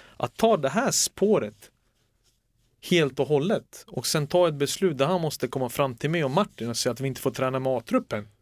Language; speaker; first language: Swedish; early bilingual, other home language; Serbian